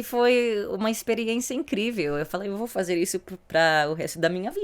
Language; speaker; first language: Portuguese; early bilingual, heritage; English